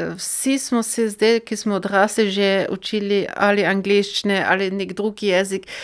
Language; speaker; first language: Slovenian; non-native, fluent; German